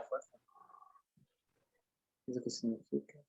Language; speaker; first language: Spanish; native; Spanish